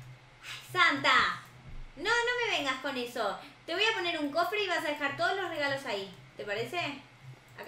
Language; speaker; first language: Spanish; native; Spanish